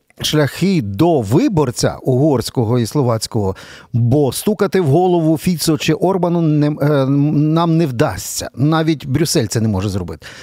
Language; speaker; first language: Ukrainian; native; Ukrainian